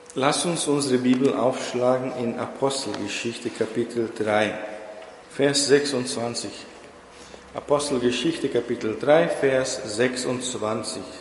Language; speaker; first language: German; non-native, fluent; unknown